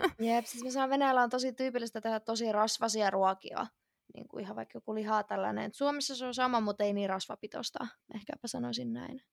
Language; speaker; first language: Finnish; early bilingual, other home language; Russian